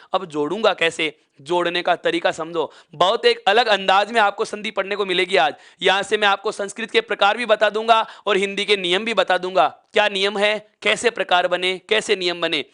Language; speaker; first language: Hindi; native; Hindi